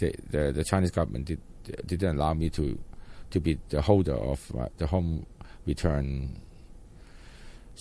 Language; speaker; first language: English; non-native, local second language; Cantonese